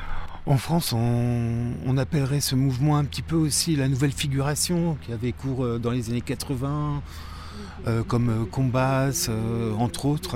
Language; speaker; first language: French; native; French